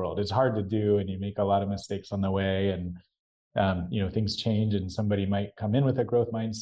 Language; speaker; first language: English; native; English